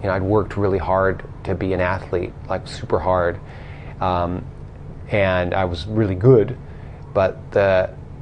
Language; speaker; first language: English; native; English